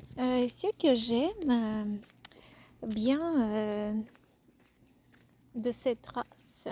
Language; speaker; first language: French; non-native, fluent; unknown